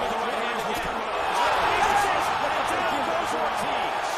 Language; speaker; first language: English; native; English